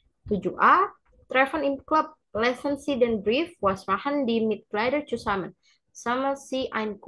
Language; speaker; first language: German; non-native, learner; Indonesian